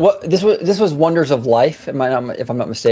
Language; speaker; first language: English; native; English